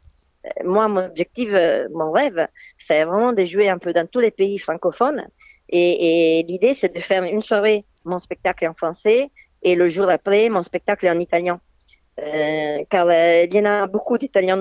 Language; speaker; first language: French; non-native, fluent; Italian